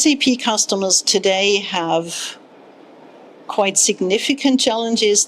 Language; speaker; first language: English; non-native, fluent; German